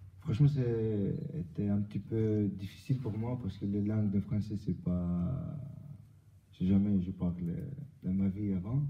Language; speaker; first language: French; non-native, learner; Albanian